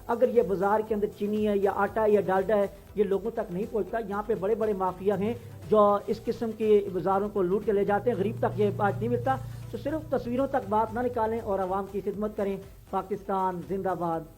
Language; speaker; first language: Urdu; native; Urdu